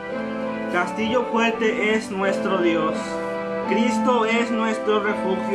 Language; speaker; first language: Spanish; native; Spanish